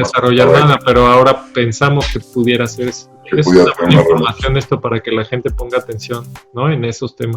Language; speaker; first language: Spanish; native; Spanish